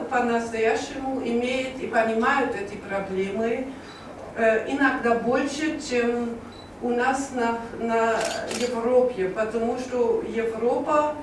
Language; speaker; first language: Russian; non-native, learner; German